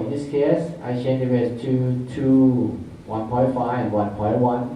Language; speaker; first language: English; non-native, fluent; Thai